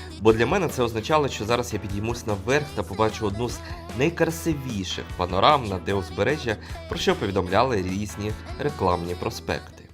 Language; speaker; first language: Ukrainian; native; Ukrainian